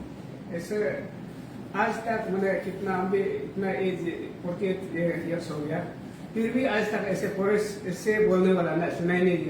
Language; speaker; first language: Hindi; non-native, local second language; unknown